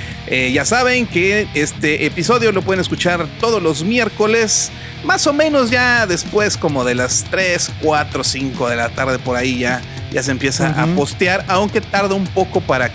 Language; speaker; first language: Spanish; native; Spanish